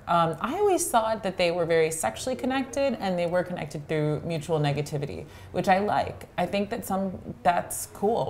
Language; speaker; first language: English; native; English